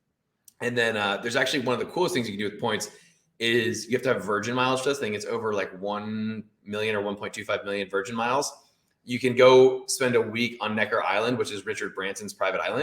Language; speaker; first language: English; native; English